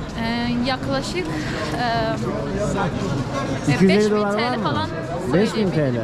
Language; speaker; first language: Turkish; non-native, fluent; Persian